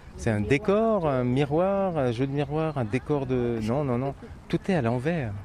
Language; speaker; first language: French; native; French